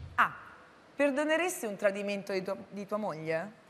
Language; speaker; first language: Italian; native; Italian